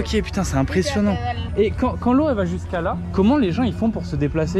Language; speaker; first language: French; native; French